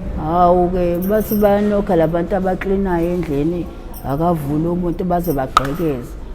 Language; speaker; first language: Zulu; native; Zulu